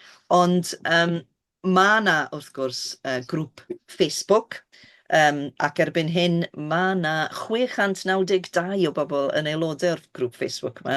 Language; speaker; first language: Welsh; native; Welsh